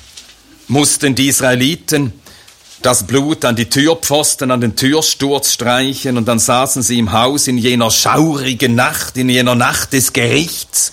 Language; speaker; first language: German; native; German